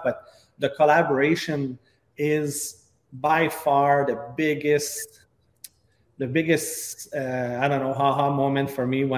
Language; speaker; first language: English; non-native, fluent; French